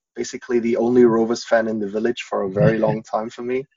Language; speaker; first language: English; non-native, fluent; German